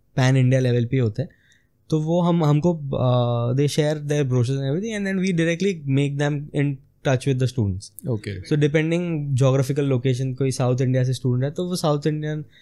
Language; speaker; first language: Hindi; non-native, local second language; Gujarati